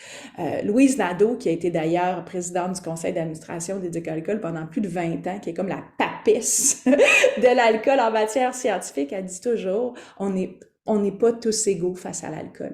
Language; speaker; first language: French; native; French